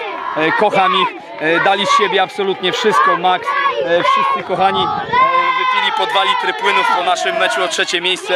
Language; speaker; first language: Polish; native; Polish